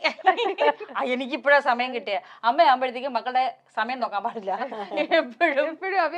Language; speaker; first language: Malayalam; native; Malayalam